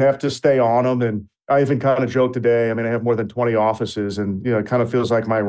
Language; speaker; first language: English; native; English